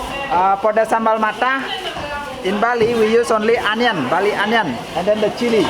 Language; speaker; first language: English; non-native, learner; Indonesian